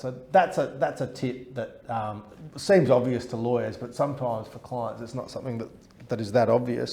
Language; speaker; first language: English; native; English